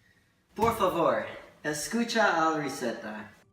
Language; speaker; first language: Spanish; non-native, learner; English